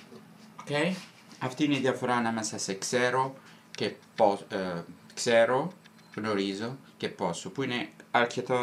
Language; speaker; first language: Greek; non-native, fluent; Italian